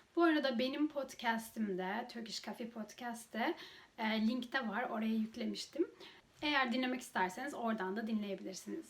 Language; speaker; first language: Turkish; native; Turkish